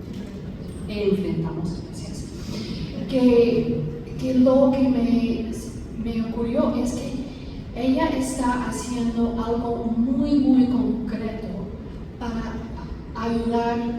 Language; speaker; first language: Spanish; non-native, fluent; English